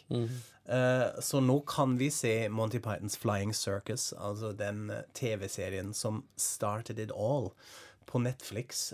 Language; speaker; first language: Norwegian; non-native, fluent; German